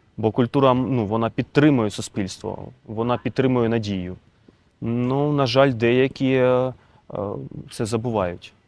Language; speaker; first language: Ukrainian; non-native, local second language; Russian